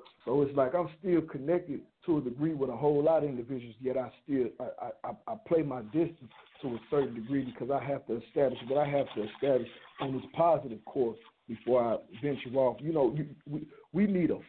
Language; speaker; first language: English; native; English